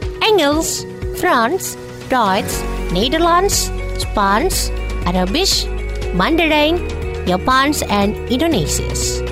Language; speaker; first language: Dutch; non-native, fluent; Indonesian